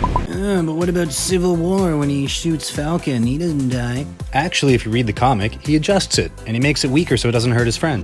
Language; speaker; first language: English; native; English